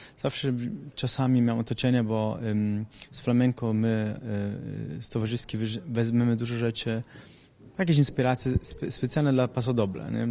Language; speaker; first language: Polish; non-native, learner; Italian